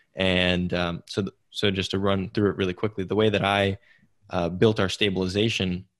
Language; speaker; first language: English; native; English